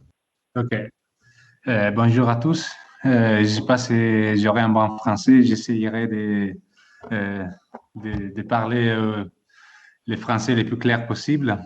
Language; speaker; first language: French; non-native, fluent; Italian